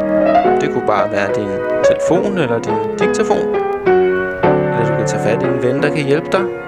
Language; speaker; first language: Danish; native; Danish